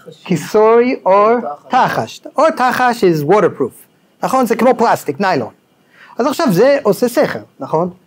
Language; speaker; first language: Hebrew; non-native, fluent; English